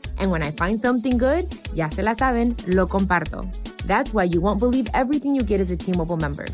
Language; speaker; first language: English; early bilingual, other home language; Spanish